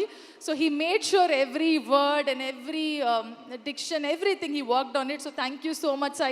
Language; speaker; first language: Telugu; non-native, learner; Kannada